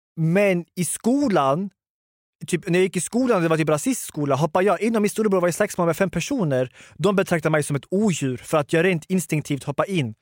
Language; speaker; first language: Swedish; early bilingual, other home language; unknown